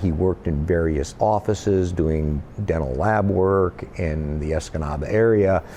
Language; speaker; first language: English; native; English